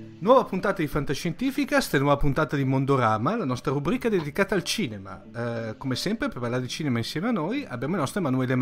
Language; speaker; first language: Italian; native; Italian